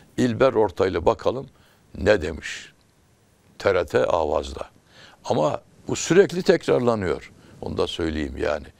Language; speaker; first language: Turkish; native; Turkish